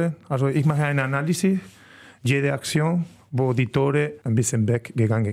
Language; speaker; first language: German; non-native, learner; Spanish